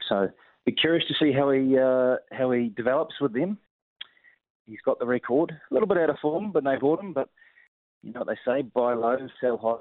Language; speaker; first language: English; native; English